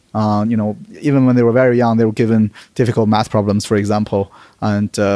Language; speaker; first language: English; non-native, fluent; Chinese